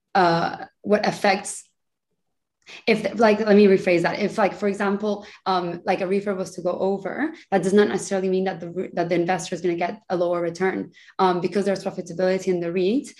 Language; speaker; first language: English; early bilingual, other home language; Spanish